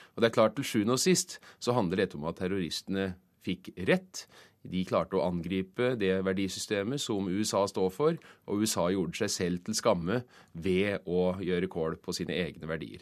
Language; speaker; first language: Norwegian; native; Norwegian